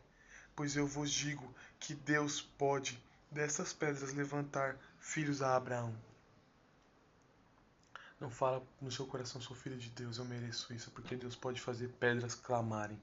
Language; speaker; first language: Portuguese; native; Portuguese